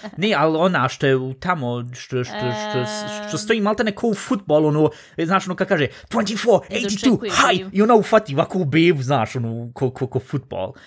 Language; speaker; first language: Bosnian; early bilingual, heritage; Bosnian